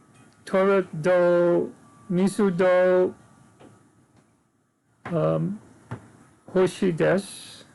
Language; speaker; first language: Japanese; non-native, learner; English